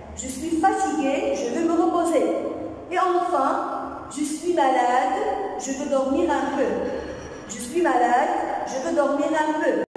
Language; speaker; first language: French; non-native, local second language; Arabic